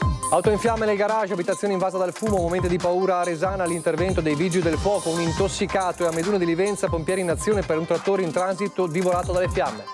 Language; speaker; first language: Italian; native; Italian